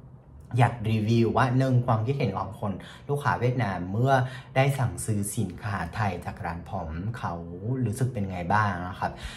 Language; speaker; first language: Thai; non-native, fluent; Vietnamese